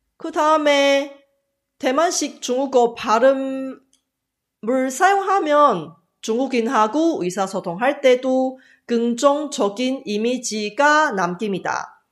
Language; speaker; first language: Korean; non-native, fluent; Chinese